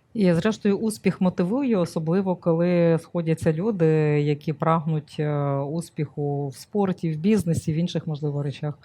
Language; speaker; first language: Ukrainian; native; Ukrainian